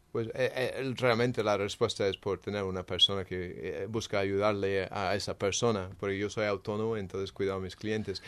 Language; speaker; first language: Spanish; non-native, fluent; English